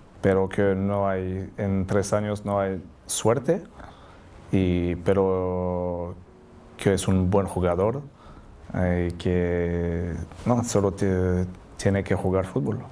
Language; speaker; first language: Spanish; non-native, learner; French